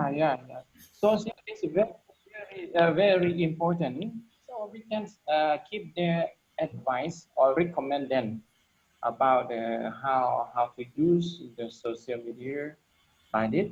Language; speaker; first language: English; non-native, learner; Lao